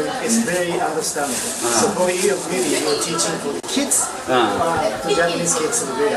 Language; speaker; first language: English; non-native, learner; Japanese